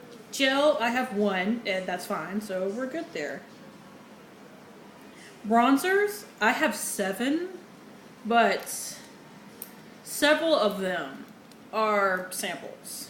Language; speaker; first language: English; native; English